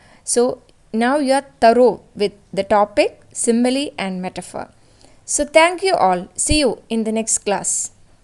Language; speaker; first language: English; non-native, local second language; Malayalam